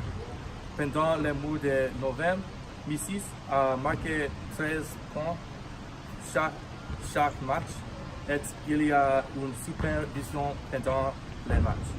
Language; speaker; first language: French; non-native, learner; English